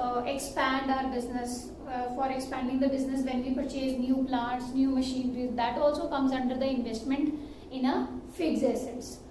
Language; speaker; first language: English; non-native, local second language; Hindi